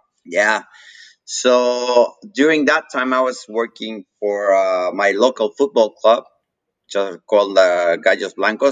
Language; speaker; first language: English; non-native, fluent; Spanish